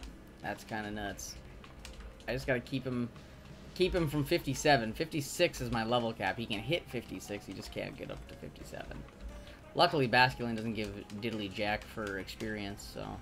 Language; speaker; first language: English; native; English